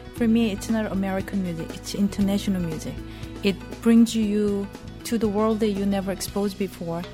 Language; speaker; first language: English; non-native, fluent; Korean